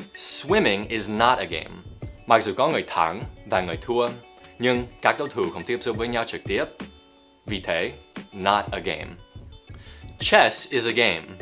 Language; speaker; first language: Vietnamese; non-native, fluent; English